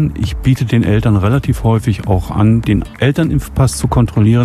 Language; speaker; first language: German; native; German